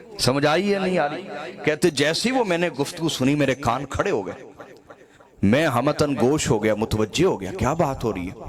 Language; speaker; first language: Urdu; non-native, local second language; Punjabi